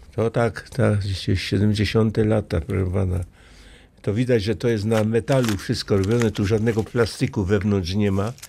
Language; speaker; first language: Polish; native; Polish